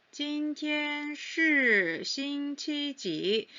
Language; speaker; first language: Chinese; non-native, fluent; Korean